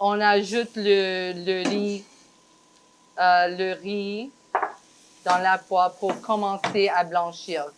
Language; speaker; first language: French; non-native, fluent; English